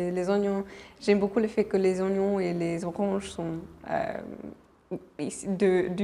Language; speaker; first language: French; non-native, fluent; English